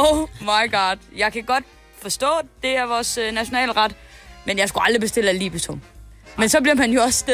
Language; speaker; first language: Danish; native; Danish